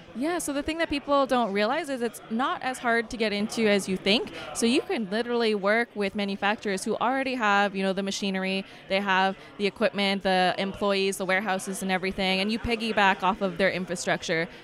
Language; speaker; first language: English; native; English